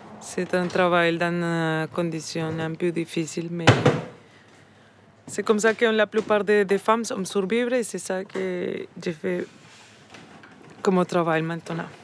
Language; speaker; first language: French; non-native, learner; Spanish